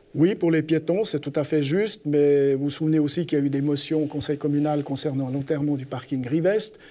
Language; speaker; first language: French; native; French